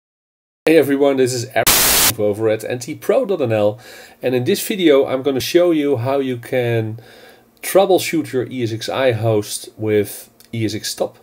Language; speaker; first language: English; non-native, fluent; Dutch